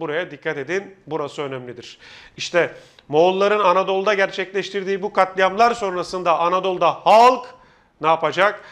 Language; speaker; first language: Turkish; native; Turkish